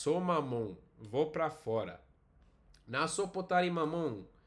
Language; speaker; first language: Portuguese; non-native, fluent; English